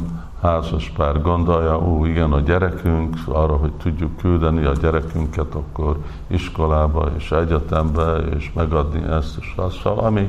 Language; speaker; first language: Hungarian; early bilingual, heritage; English